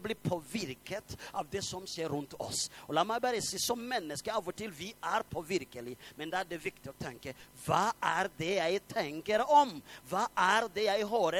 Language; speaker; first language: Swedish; non-native, fluent; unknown